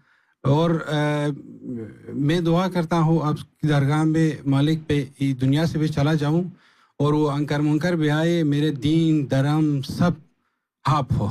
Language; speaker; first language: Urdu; non-native, learner; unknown